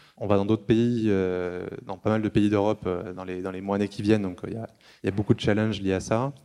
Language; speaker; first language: French; native; French